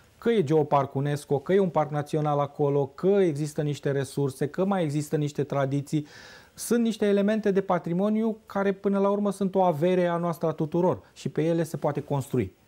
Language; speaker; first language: Romanian; native; Romanian